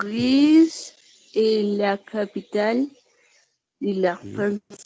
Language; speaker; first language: French; non-native, learner; Spanish